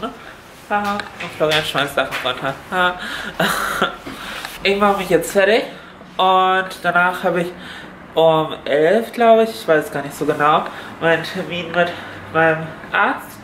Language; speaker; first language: German; native; German